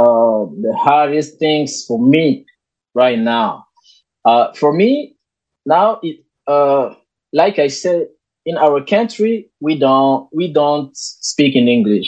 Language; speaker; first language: English; non-native, learner; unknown